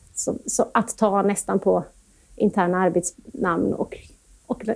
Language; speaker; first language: Swedish; native; Swedish